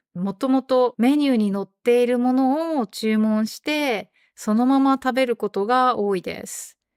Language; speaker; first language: Japanese; native; Japanese